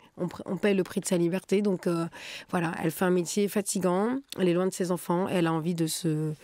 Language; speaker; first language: French; native; French